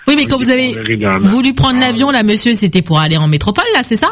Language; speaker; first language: French; native; French